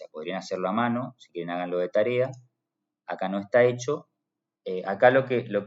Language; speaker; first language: Spanish; native; Spanish